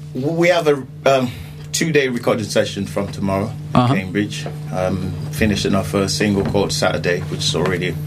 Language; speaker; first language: English; non-native, local second language; Yoruba